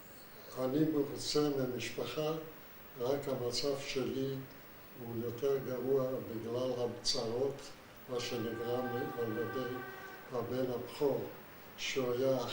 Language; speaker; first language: Hebrew; non-native, fluent; Yiddish